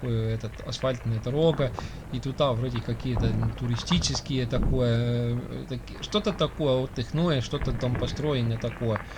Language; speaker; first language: Russian; non-native, local second language; Estonian